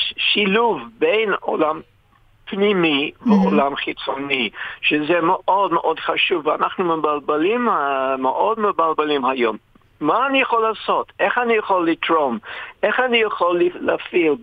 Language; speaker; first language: Hebrew; non-native, fluent; English